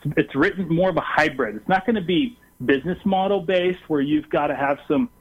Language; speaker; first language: English; non-native, fluent; Portuguese